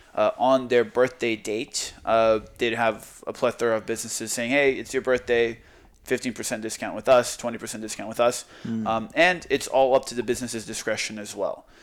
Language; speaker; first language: English; non-native, fluent; Croatian